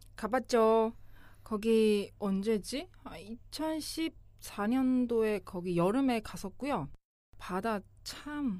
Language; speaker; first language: Korean; non-native, fluent; Chinese